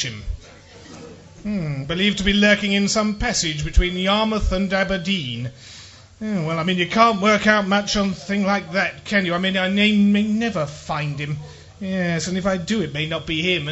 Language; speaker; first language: English; non-native, fluent; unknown